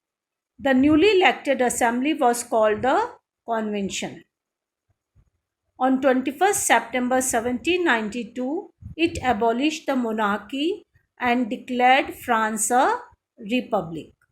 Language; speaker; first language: English; non-native, local second language; Hindi